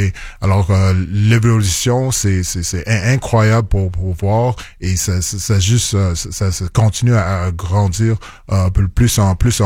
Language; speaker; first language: French; non-native, local second language; English